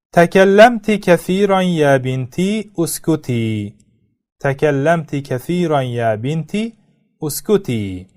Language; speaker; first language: Arabic; non-native, fluent; Uzbek